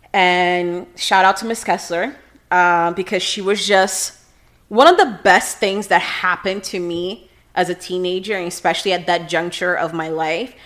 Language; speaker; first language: English; non-native, fluent; Portuguese